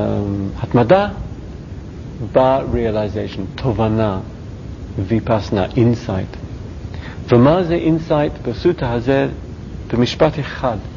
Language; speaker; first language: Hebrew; non-native, learner; English